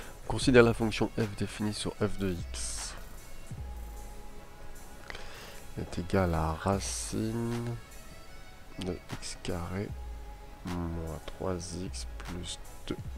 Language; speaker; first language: French; native; French